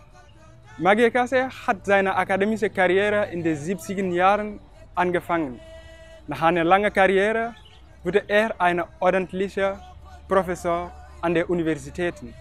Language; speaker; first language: German; non-native, fluent; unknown